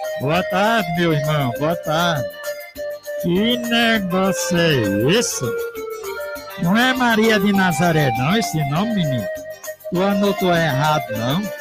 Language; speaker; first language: Portuguese; native; Portuguese